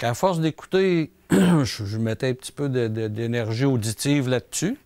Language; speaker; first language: French; native; French